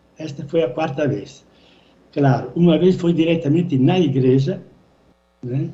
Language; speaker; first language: Portuguese; non-native, fluent; Italian